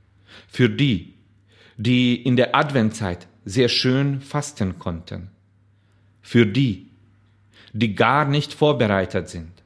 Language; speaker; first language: German; non-native, fluent; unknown